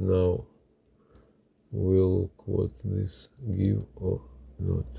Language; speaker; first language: English; non-native, learner; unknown